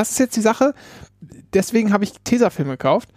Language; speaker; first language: German; native; German